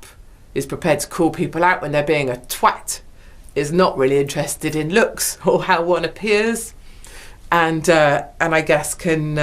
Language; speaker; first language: English; native; English